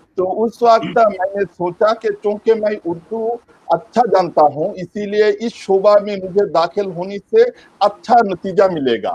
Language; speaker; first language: Urdu; non-native, local second language; Bangla